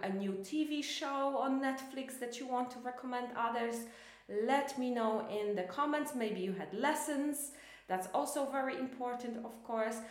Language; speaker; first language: English; non-native, fluent; Polish